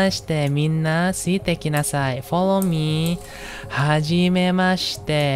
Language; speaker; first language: Japanese; non-native, learner; Indonesian